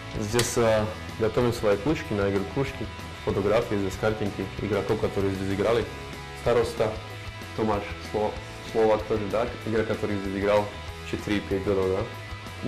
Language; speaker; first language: Russian; non-native, learner; Slovak